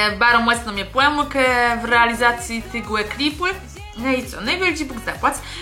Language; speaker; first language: Polish; non-native, local second language; Kashubian